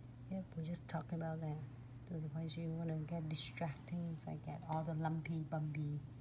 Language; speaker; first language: English; non-native, fluent; Vietnamese